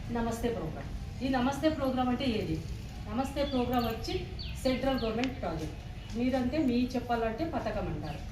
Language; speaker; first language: Telugu; non-native, local second language; Kannada